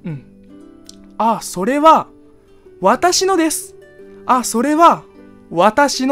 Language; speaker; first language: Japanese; non-native, fluent; Chinese